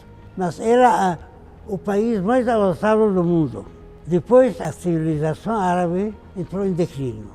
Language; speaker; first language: Portuguese; non-native, fluent; Arabic